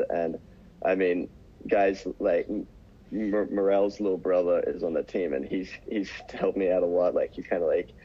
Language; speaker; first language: English; native; English